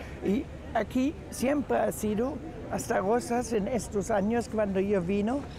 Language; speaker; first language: Spanish; non-native, fluent; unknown